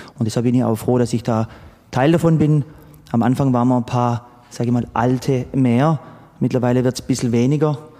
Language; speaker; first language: German; early bilingual, other home language; Croatian